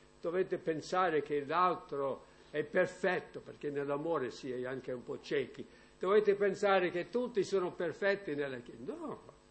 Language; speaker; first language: Italian; non-native, fluent; English